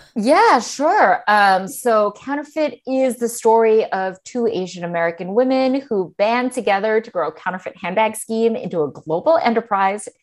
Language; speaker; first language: English; native; English